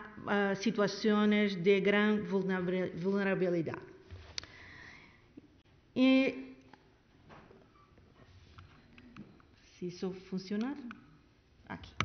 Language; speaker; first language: Spanish; non-native, learner; Portuguese